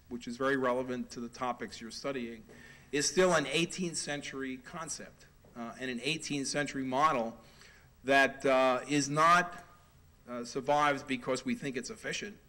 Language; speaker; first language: English; native; English